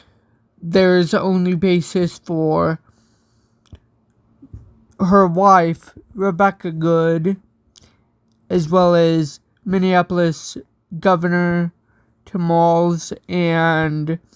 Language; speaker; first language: English; native; English